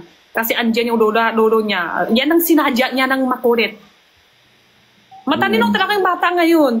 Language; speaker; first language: Filipino; non-native, learner; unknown